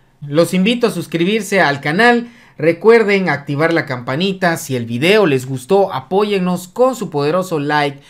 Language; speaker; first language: Spanish; native; Spanish